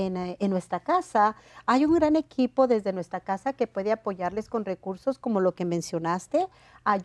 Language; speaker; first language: Spanish; native; Spanish